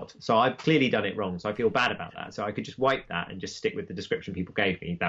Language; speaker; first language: English; native; English